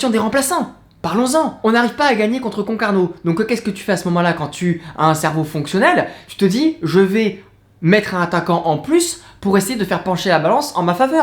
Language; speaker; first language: French; native; French